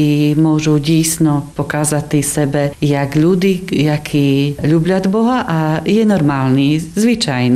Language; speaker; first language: Ukrainian; non-native, local second language; Rusyn